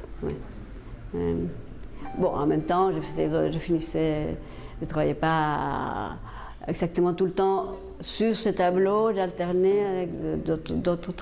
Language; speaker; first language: French; non-native, fluent; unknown